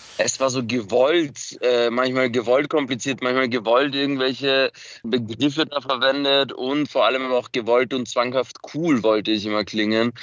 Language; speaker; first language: German; early bilingual, other home language; Macedonian